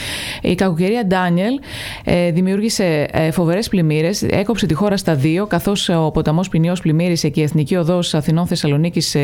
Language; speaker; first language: Greek; native; Greek